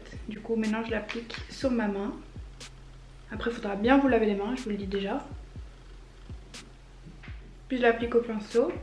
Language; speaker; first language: French; native; French